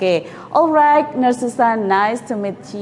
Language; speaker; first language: English; non-native, fluent; Indonesian